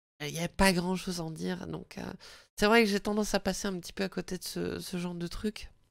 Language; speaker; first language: French; native; French